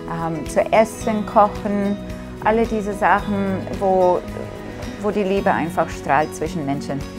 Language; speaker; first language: German; non-native, fluent; English